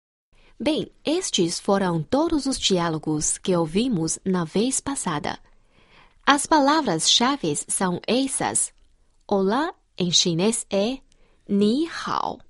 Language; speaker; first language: Portuguese; non-native, fluent; Chinese